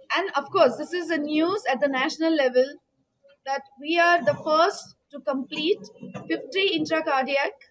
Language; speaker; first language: English; non-native, local second language; Telugu